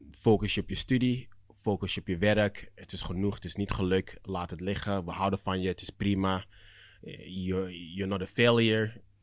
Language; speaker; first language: Dutch; early bilingual, other home language; Akan